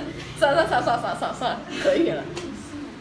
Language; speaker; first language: Chinese; non-native, fluent; Vietnamese